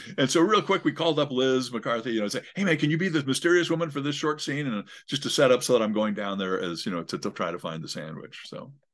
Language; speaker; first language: English; native; English